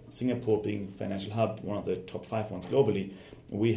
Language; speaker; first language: English; non-native, fluent; German